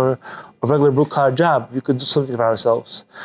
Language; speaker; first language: English; native; English